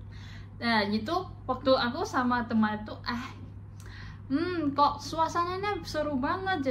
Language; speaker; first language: Indonesian; non-native, fluent; Chinese